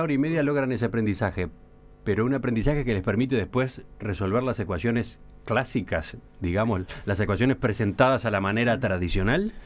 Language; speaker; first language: Spanish; native; Spanish